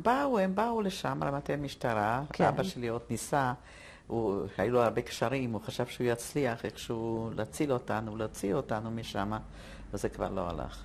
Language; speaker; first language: Hebrew; non-native, fluent; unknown